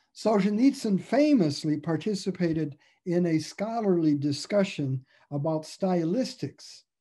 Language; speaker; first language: English; native; English